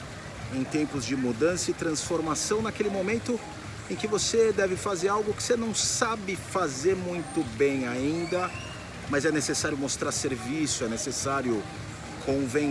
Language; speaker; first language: Portuguese; native; Portuguese